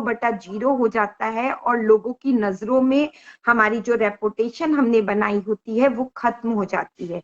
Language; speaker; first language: Hindi; native; Hindi